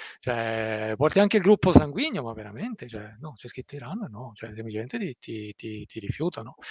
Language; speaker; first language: Italian; early bilingual, other home language; Persian